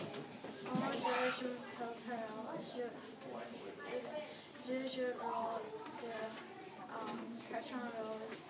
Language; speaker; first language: French; non-native, learner; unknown